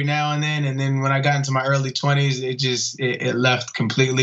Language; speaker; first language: English; native; English